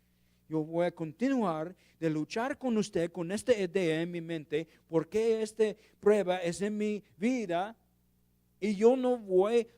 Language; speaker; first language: Spanish; non-native, learner; English